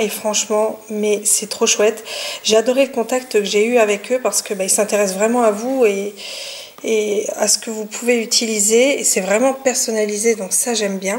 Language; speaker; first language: French; native; French